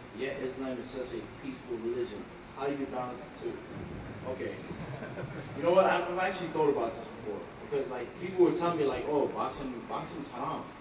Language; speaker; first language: English; native; English